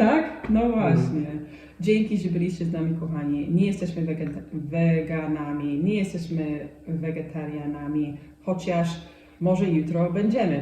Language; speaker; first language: Polish; non-native, fluent; English